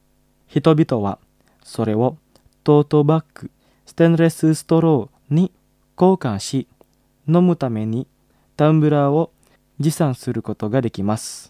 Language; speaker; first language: Japanese; non-native, fluent; Indonesian